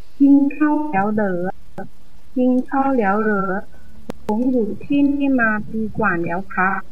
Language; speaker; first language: Thai; non-native, learner; Chinese